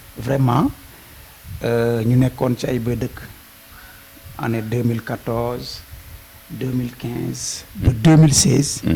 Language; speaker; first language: Wolof; non-native, local second language; Serer